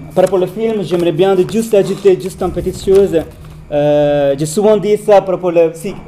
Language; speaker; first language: French; non-native, learner; Tamil